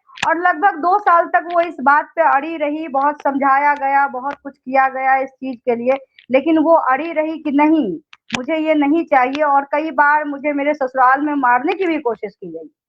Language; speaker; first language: Hindi; non-native, local second language; Maithili